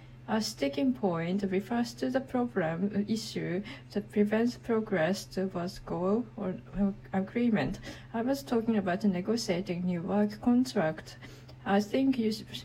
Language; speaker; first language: English; non-native, learner; Japanese